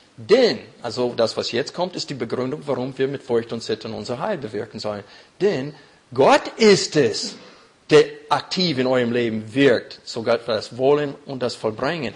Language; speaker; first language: German; non-native, fluent; English